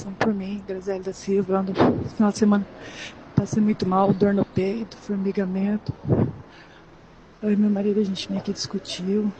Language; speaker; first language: Portuguese; native; Portuguese